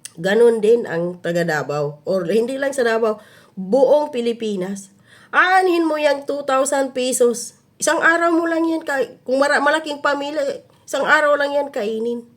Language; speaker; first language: Filipino; non-native, local second language; Cebuano